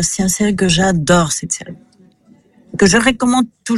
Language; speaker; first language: French; non-native, fluent; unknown